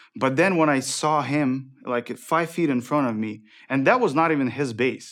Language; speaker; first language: English; non-native, fluent; Ukrainian